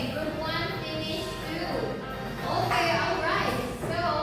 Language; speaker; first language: English; non-native, learner; Indonesian